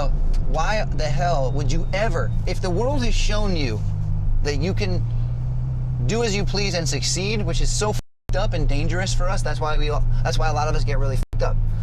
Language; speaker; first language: English; native; English